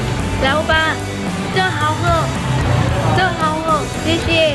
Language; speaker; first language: Chinese; non-native, learner; Korean